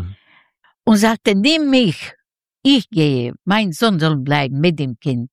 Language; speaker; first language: German; non-native, learner; Yiddish